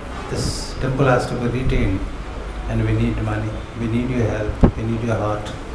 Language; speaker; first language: English; non-native, local second language; Tamil